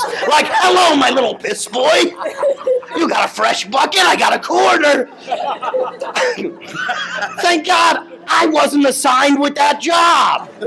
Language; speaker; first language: English; native; English